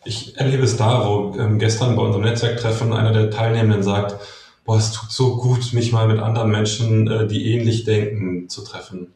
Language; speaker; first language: German; native; German